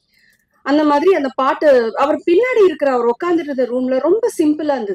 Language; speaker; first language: Tamil; native; Tamil